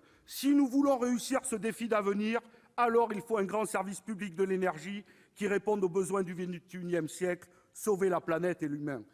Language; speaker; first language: French; native; French